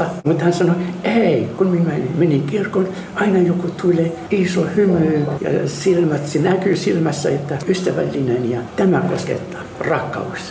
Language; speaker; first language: Finnish; non-native, learner; Arabic